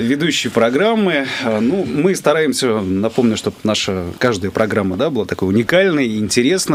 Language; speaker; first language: Russian; native; Russian